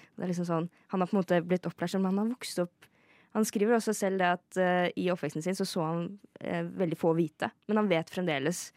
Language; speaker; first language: Norwegian; native; Norwegian